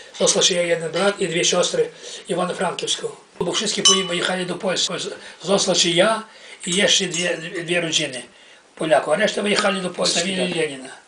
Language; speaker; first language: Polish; early bilingual, heritage; Polish